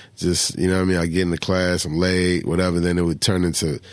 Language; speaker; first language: English; native; English